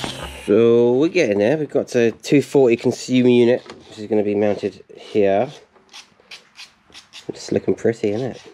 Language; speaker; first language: English; native; English